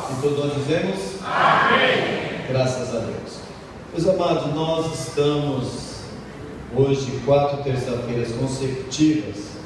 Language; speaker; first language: Portuguese; native; Portuguese